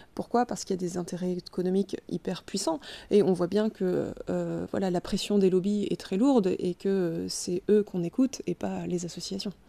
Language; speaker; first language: French; native; French